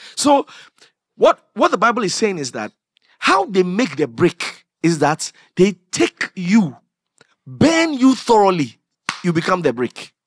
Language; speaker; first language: English; non-native, local second language; Akan